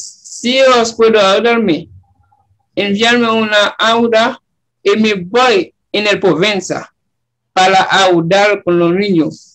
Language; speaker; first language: Spanish; non-native, learner; Haitian Creole